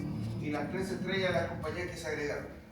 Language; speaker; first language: Spanish; native; Spanish